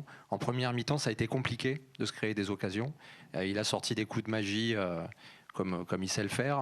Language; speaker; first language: French; native; French